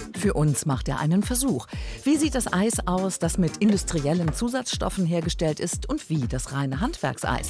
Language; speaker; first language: German; native; German